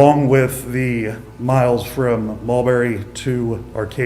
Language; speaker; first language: English; native; English